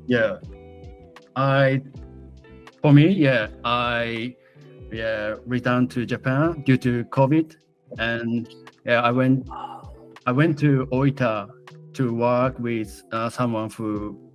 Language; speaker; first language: English; non-native, learner; Japanese